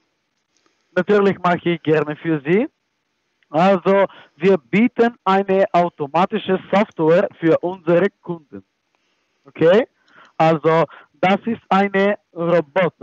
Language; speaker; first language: German; non-native, fluent; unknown